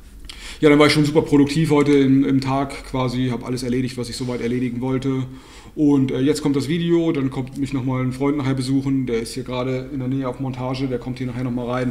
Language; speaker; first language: German; native; German